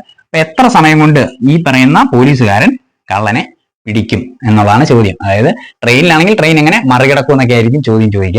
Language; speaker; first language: Malayalam; native; Malayalam